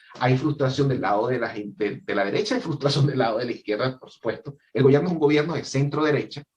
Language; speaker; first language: Spanish; native; Spanish